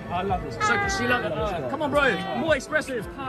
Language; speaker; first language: English; native; English